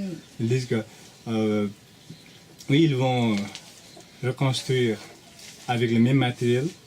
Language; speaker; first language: French; non-native, fluent; Nepali